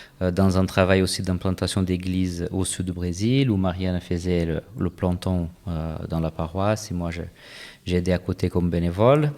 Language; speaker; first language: French; non-native, fluent; Portuguese